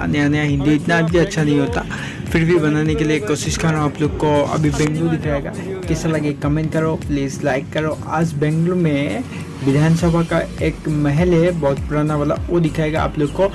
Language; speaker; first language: Hindi; non-native, local second language; Assamese